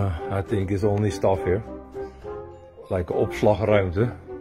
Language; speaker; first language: English; non-native, learner; Dutch